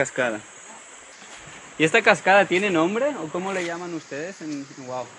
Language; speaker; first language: Spanish; native; Spanish